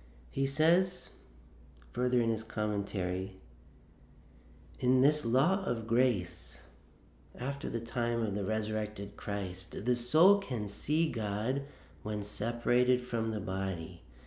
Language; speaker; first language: English; native; English